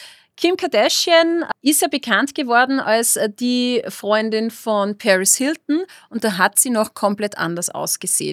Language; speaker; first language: German; native; German